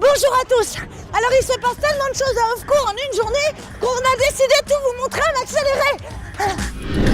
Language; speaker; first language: French; native; French